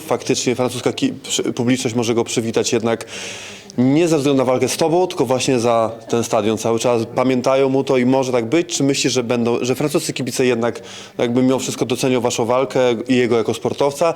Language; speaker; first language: Polish; native; Polish